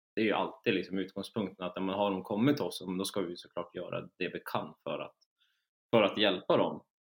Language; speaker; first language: Swedish; native; Swedish